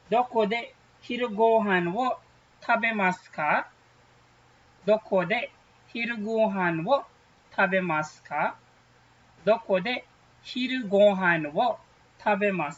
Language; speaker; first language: Japanese; non-native, fluent; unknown